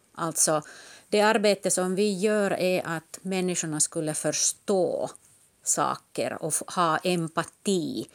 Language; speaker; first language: Swedish; non-native, local second language; Finnish